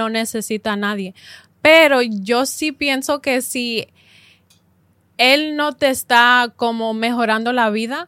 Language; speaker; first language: Spanish; early bilingual, heritage; Spanish